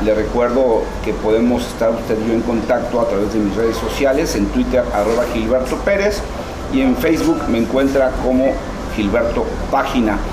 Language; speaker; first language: Spanish; native; Spanish